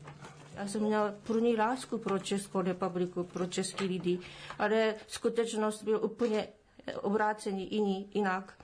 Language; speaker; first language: Czech; non-native, learner; Japanese